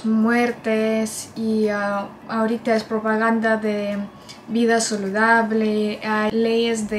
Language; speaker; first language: Spanish; non-native, fluent; Russian